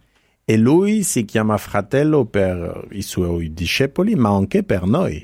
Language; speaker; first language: Italian; non-native, fluent; French